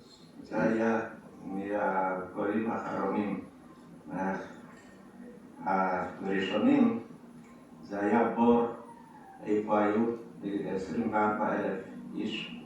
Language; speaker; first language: Hebrew; non-native, fluent; Yiddish